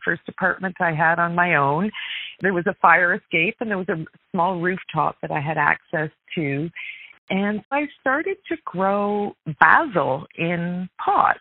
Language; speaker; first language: English; native; English